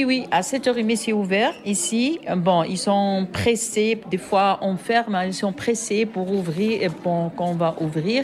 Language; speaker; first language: French; non-native, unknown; Arabic